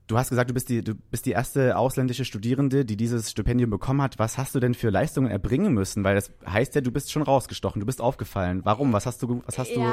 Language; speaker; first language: German; native; German